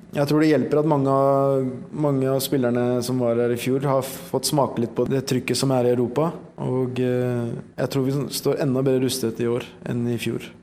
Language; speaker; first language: Norwegian; early bilingual, other home language; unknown